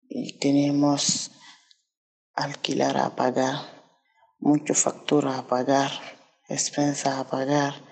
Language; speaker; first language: Spanish; non-native, learner; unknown